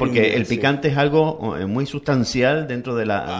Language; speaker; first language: Spanish; native; Spanish